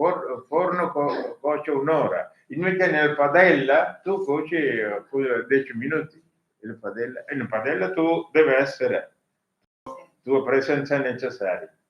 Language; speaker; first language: Italian; non-native, learner; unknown